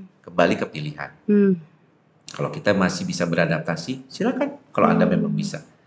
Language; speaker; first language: Indonesian; native; Indonesian